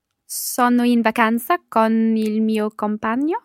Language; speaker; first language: Italian; non-native, learner; English